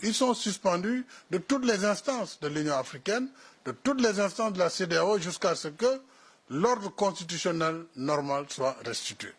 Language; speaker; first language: French; non-native, local second language; Wolof